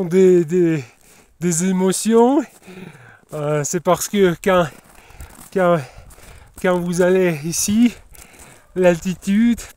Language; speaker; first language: French; non-native, learner; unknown